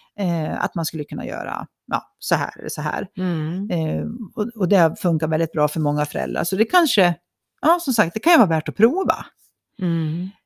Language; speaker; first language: Swedish; native; Swedish